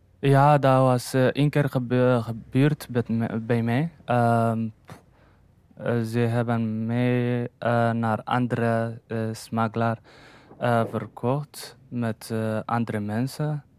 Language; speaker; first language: Dutch; non-native, learner; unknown